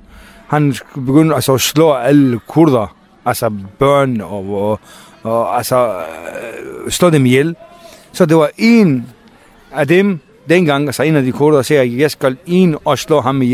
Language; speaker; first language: Danish; non-native, learner; Kurdish